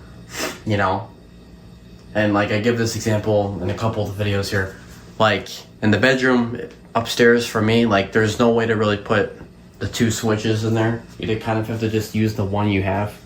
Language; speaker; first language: English; native; English